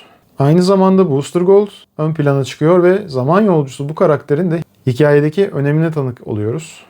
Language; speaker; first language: Turkish; native; Turkish